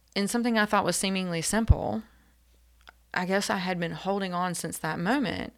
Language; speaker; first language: English; native; English